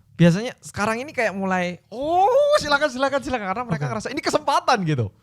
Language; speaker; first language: Indonesian; early bilingual, other home language; Korean